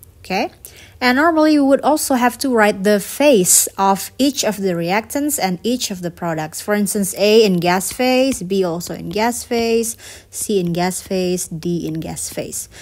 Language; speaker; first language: English; non-native, fluent; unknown